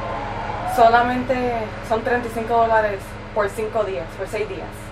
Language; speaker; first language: Spanish; early bilingual, heritage; Spanish